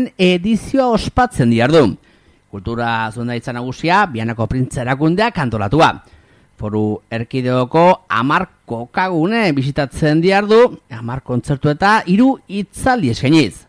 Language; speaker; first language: Basque; native; Basque